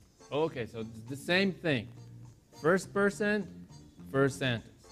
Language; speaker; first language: English; non-native, fluent; Spanish